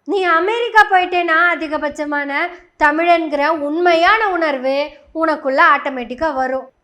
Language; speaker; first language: Tamil; non-native, local second language; Malayalam